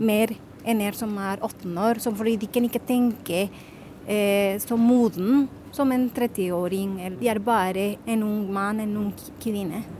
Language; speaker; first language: Norwegian; non-native, fluent; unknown